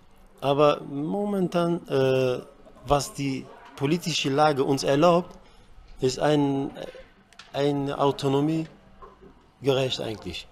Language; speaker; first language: German; early bilingual, heritage; Kurdish